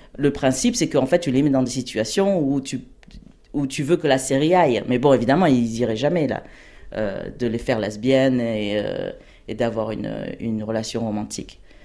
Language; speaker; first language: French; native; French